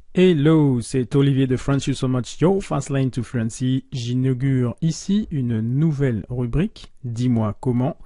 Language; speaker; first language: French; native; French